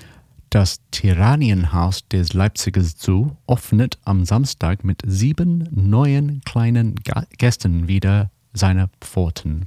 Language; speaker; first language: German; non-native, learner; English